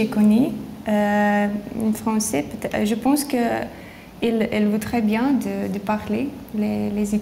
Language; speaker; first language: French; non-native, learner; Lithuanian